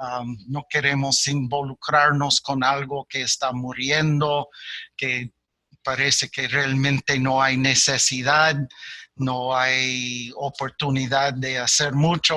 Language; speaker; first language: Spanish; non-native, fluent; English